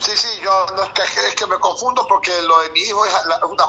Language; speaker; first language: Spanish; native; Spanish